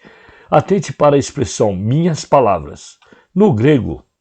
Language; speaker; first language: Portuguese; native; Portuguese